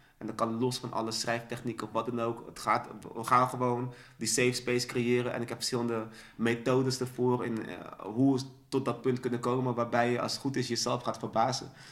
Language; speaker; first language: Dutch; early bilingual, other home language; Sranan Tongo